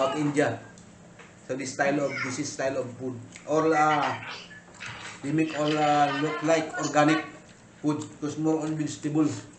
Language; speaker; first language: English; non-native, learner; Filipino